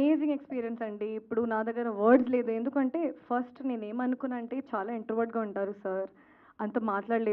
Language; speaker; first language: Telugu; non-native, local second language; Hindi